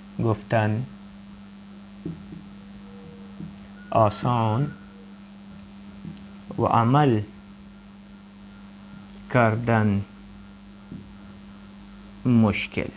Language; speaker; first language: Persian; non-native, fluent; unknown